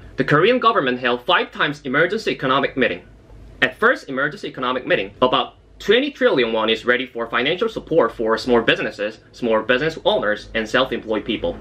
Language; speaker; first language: English; non-native, fluent; Korean